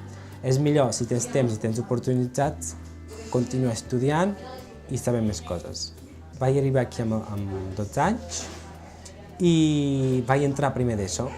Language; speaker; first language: Catalan; early bilingual, other home language; Georgian